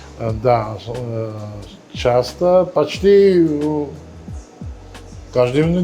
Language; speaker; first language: Russian; non-native, learner; Georgian